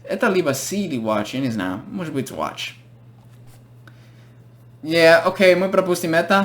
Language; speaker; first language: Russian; non-native, fluent; English